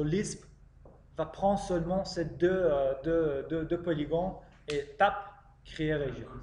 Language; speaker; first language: French; non-native, fluent; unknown